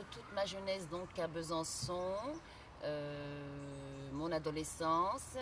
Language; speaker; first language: French; early bilingual, other home language; Kabyle